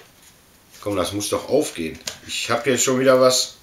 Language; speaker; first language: German; native; German